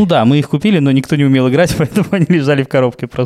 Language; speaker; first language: Russian; native; Russian